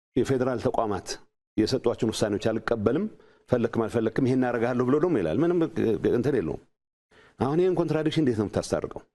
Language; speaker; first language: Amharic; non-native, local second language; Tigrinya